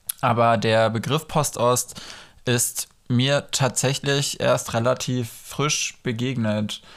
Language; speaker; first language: German; early bilingual, other home language; Polish